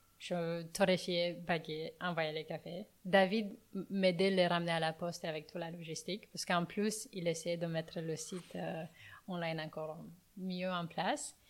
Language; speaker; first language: French; non-native, fluent; Romanian